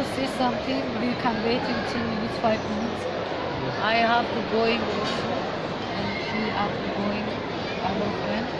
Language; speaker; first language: English; non-native, learner; Turkish